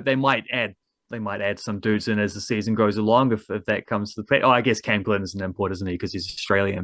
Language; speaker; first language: English; native; English